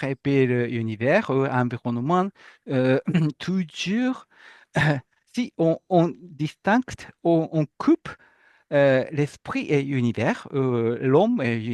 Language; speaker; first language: French; non-native, fluent; Japanese